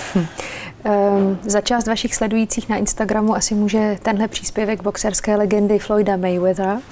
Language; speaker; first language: Czech; non-native, fluent; Uzbek